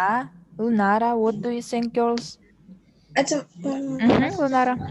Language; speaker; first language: English; non-native, fluent; Kazakh